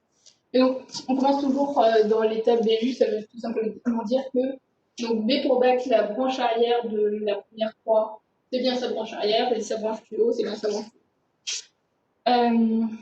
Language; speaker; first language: French; native; French